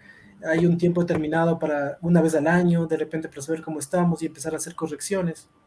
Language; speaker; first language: Spanish; native; Spanish